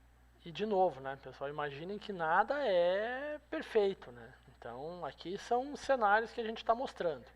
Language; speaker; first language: Portuguese; native; Portuguese